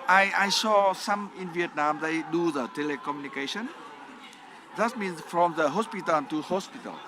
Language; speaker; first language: English; non-native, learner; Vietnamese